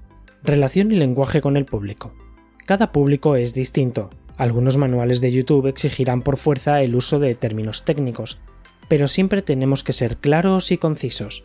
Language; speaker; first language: Spanish; native; Spanish